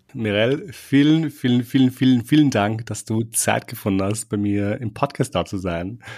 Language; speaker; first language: German; early bilingual, other home language; Albanian